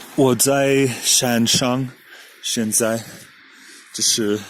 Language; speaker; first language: Chinese; non-native, learner; English